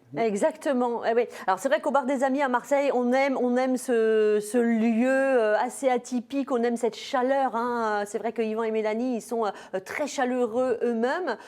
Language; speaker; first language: French; native; French